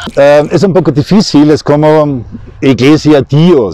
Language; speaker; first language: Spanish; non-native, learner; German